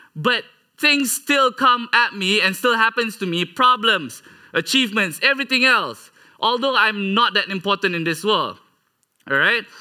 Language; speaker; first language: English; non-native, local second language; Malay